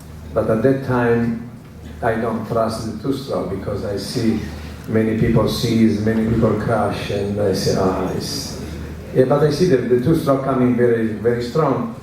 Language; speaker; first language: English; non-native, learner; Italian